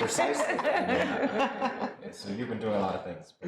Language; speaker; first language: English; native; English